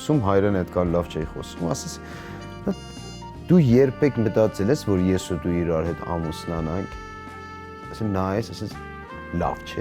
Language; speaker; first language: Armenian; non-native, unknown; Persian